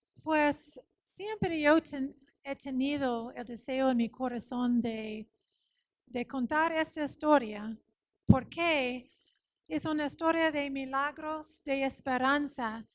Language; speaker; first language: Spanish; non-native, fluent; English